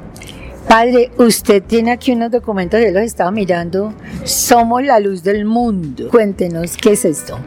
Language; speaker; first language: Spanish; native; Spanish